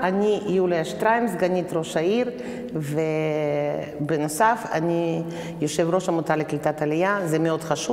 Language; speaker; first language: Hebrew; non-native, fluent; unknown